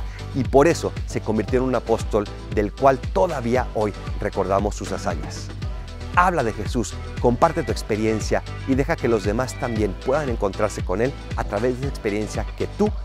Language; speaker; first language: Spanish; native; Spanish